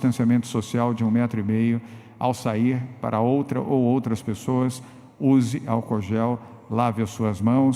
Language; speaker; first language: Portuguese; native; Portuguese